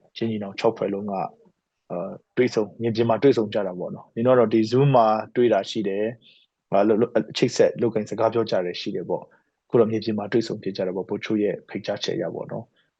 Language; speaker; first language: Burmese; non-native, local second language; Hakha Chin